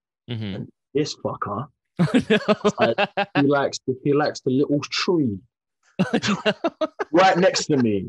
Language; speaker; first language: English; native; English